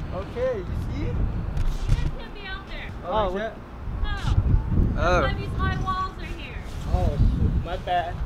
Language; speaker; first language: English; non-native, fluent; Arabic